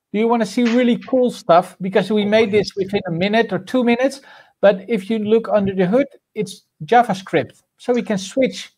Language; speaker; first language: English; non-native, fluent; Dutch